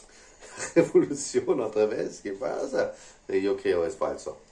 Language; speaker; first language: Spanish; non-native, learner; English